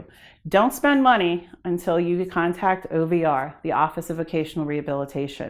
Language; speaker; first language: English; native; English